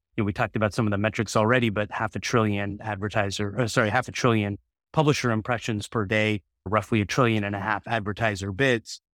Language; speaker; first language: English; native; English